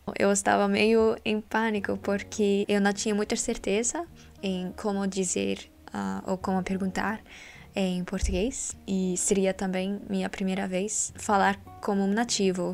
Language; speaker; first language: Portuguese; non-native, learner; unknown